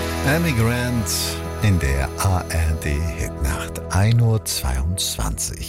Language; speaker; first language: German; native; German